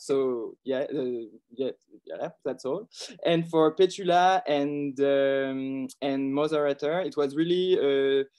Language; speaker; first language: English; non-native, learner; French